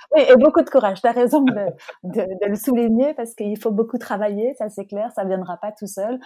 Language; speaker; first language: French; native; French